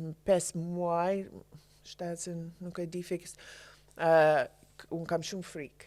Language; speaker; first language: Albanian; non-native, learner; English